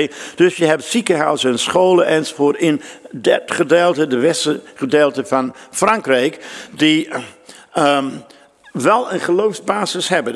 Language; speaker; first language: Dutch; non-native, fluent; English